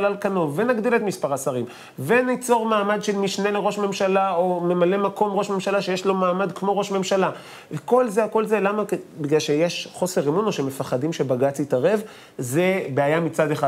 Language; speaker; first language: Hebrew; native; Hebrew